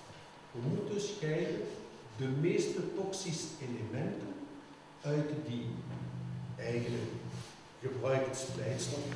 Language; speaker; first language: Dutch; non-native, local second language; French